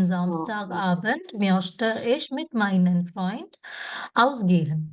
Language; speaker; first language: German; non-native, fluent; Malayalam